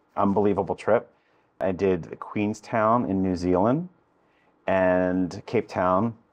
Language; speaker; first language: English; native; English